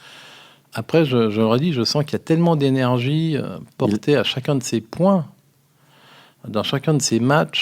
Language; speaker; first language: French; native; French